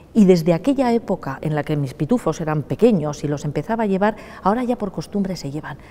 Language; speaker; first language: Spanish; native; Spanish